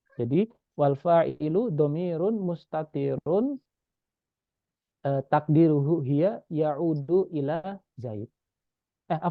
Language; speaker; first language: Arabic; non-native, fluent; Indonesian